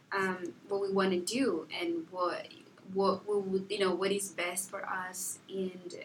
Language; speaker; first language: English; non-native, fluent; Portuguese